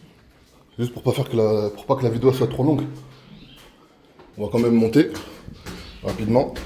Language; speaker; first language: French; non-native, local second language; Arabic